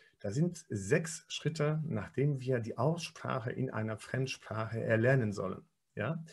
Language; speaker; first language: German; non-native, fluent; Polish